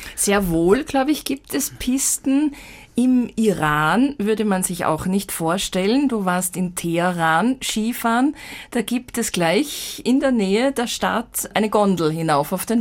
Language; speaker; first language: German; native; German